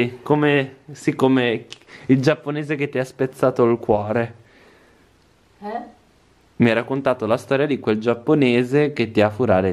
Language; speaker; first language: Italian; native; Italian